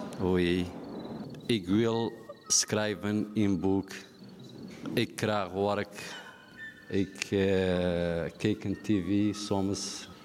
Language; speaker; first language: Dutch; non-native, learner; Kurdish